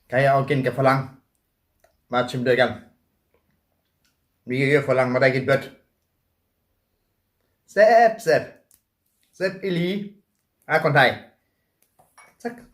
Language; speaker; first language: Thai; non-native, learner; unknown